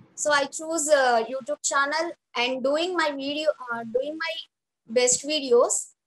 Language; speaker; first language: English; non-native, local second language; Telugu